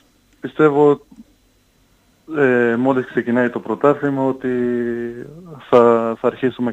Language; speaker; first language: Greek; non-native, fluent; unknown